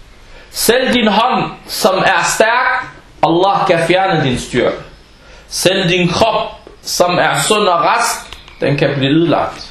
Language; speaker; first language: Danish; early bilingual, other home language; Arabic